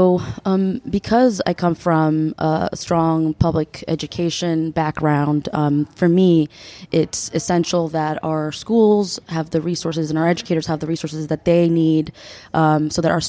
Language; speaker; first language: English; early bilingual, other home language; Spanish